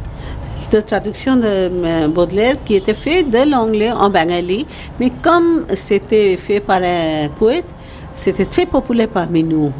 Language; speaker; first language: French; non-native, fluent; Bangla